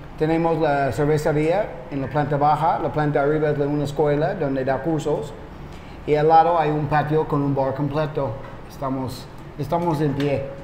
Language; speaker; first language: Spanish; non-native, fluent; English